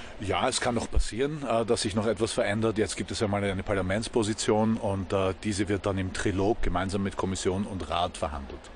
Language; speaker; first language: German; native; German